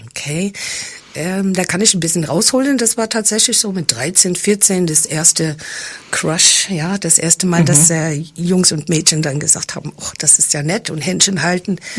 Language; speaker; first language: German; non-native, fluent; English